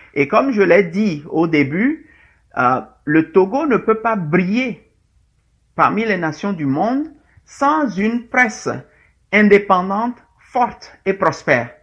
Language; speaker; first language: French; non-native, local second language; Ewe